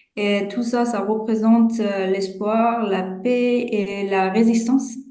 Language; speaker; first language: French; non-native, fluent; Persian